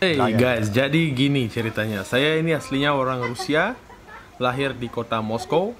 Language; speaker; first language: Indonesian; non-native, fluent; Russian